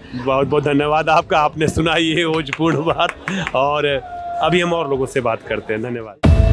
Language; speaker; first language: Hindi; native; Hindi